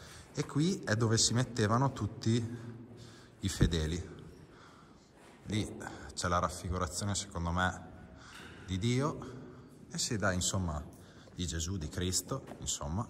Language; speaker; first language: Italian; native; Italian